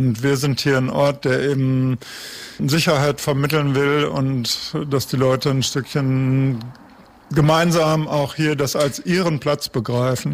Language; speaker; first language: German; native; German